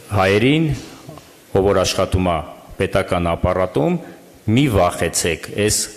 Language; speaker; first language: Armenian; native; Armenian